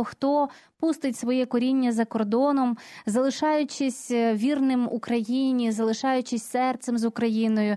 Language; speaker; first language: Ukrainian; native; Ukrainian